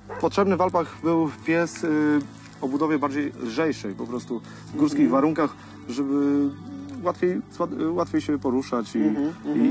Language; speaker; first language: Polish; native; Polish